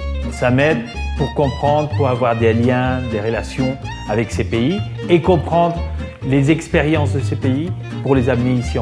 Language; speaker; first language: French; non-native, fluent; Spanish